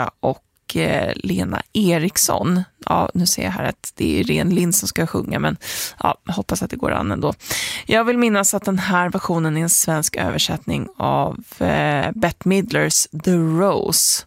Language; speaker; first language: Swedish; native; Swedish